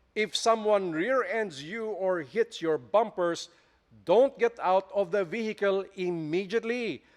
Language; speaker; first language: English; non-native, local second language; Filipino